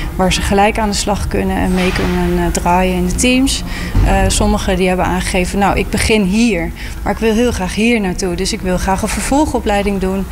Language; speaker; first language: Dutch; native; Dutch